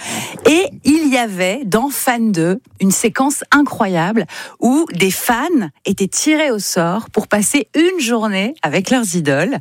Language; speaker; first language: French; native; French